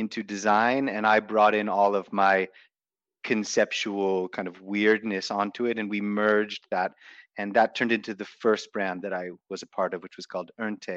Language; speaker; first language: English; native; English